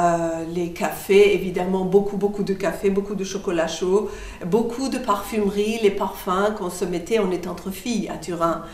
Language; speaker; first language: French; non-native, fluent; Persian